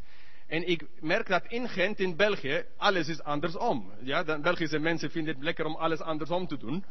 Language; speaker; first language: Dutch; non-native, learner; English